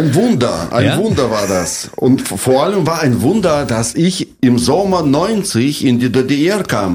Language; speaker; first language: German; non-native, fluent; Russian